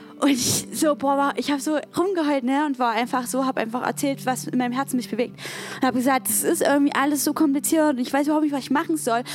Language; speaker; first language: German; native; German